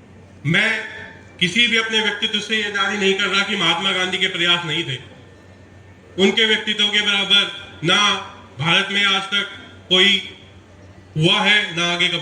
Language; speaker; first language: Hindi; native; Hindi